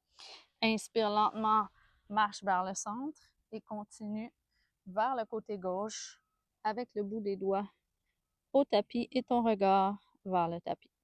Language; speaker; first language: French; native; French